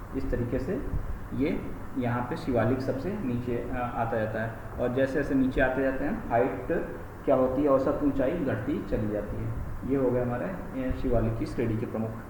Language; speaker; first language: Hindi; native; Hindi